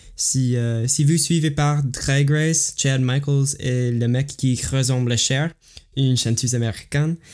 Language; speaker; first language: French; non-native, learner; English